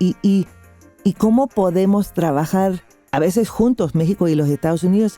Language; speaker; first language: Spanish; non-native, fluent; English